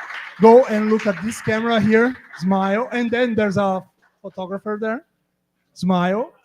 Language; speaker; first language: English; non-native, fluent; Portuguese